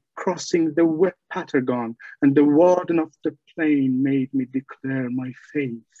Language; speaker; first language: English; non-native, fluent; Persian